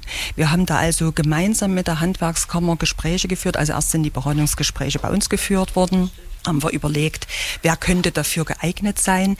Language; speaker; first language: German; native; German